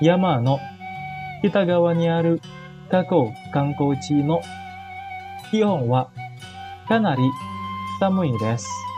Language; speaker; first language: Japanese; non-native, fluent; Indonesian